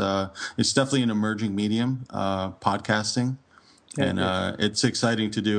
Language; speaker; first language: English; native; English